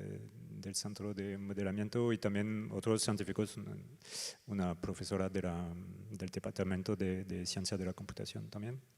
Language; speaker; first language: Spanish; non-native, fluent; French